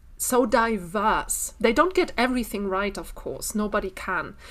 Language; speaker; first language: English; non-native, fluent; German